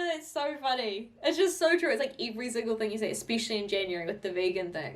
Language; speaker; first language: English; native; English